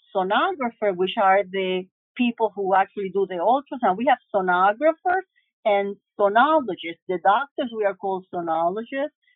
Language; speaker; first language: English; early bilingual, other home language; Spanish